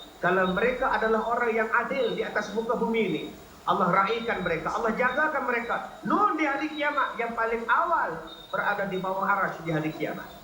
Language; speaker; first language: Malay; native; Malay